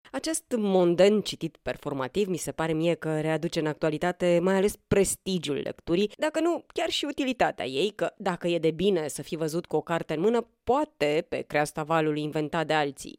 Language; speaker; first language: Romanian; native; Romanian